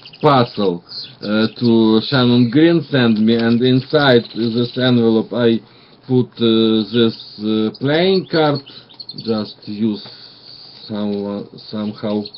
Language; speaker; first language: English; non-native, learner; Russian